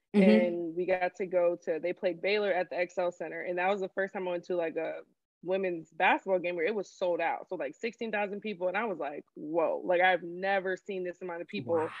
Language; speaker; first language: English; native; English